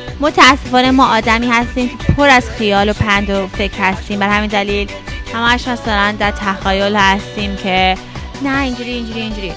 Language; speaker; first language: Persian; early bilingual, heritage; Persian